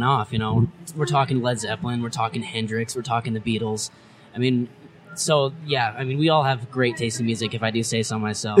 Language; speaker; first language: English; non-native, fluent; German